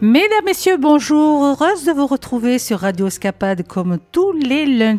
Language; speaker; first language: French; native; French